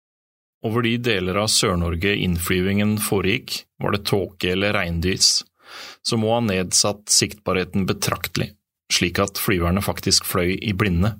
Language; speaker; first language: Norwegian; native; Norwegian